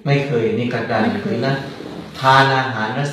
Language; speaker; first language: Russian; non-native, fluent; Thai